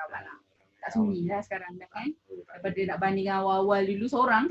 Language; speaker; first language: Malay; native; Malay